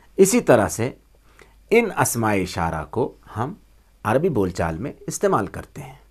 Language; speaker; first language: Urdu; native; Urdu